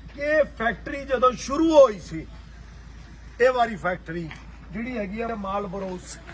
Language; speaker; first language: Punjabi; native; Punjabi